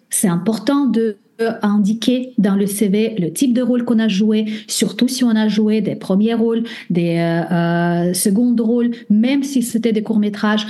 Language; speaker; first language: French; non-native, fluent; Russian